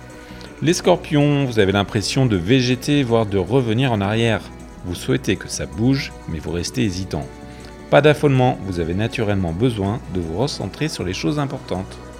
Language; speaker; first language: French; native; French